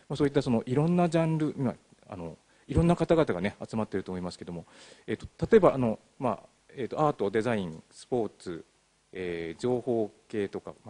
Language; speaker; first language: Japanese; native; Japanese